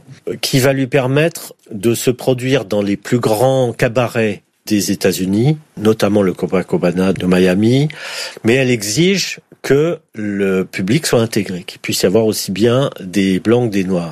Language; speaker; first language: French; native; French